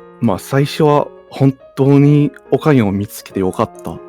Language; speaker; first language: Japanese; non-native, fluent; English